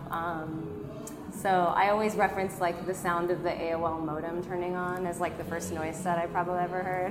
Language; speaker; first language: English; native; English